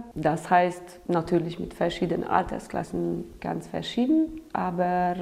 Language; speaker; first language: German; non-native, fluent; Hungarian